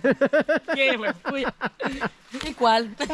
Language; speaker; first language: Spanish; native; Spanish